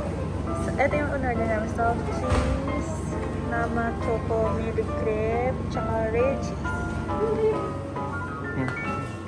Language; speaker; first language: Japanese; non-native, learner; Filipino